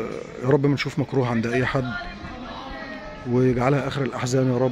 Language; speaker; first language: Arabic; native; Arabic